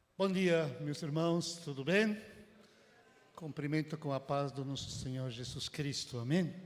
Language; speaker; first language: Portuguese; non-native, fluent; Spanish